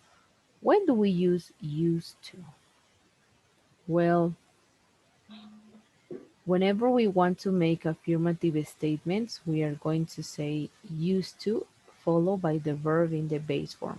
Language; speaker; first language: English; non-native, fluent; Spanish